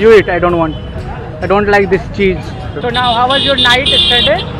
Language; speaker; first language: English; non-native, local second language; Hindi